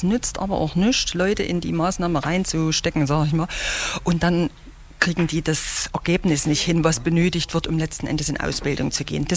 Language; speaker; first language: German; native; German